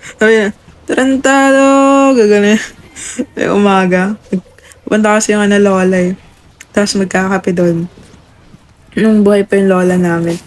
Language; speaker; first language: Filipino; native; Filipino